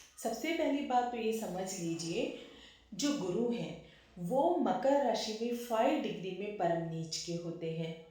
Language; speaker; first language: Hindi; native; Hindi